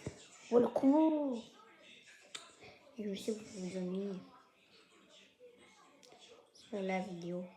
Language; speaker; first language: French; native; French